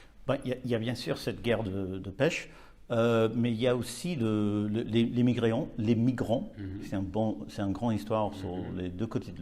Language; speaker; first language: French; non-native, learner; English